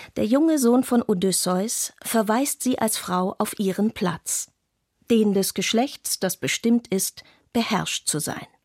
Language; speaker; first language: German; non-native, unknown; Arabic